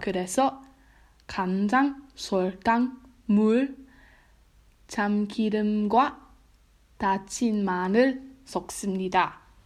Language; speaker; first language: Korean; non-native, learner; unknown